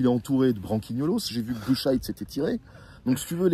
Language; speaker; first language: French; native; French